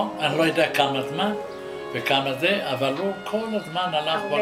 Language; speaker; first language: Hebrew; non-native, fluent; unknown